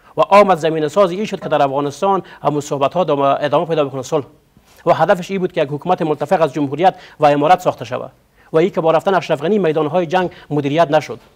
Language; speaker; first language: Persian; non-native, local second language; Pashto